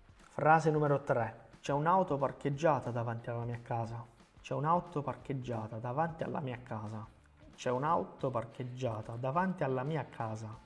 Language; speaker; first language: Italian; non-native, fluent; Portuguese